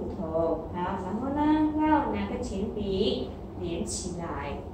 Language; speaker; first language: Chinese; non-native, fluent; Khmer